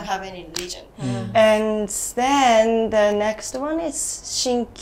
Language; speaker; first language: English; non-native, learner; Japanese